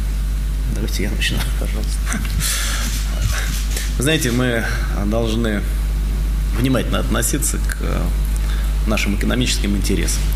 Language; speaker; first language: Russian; native; Russian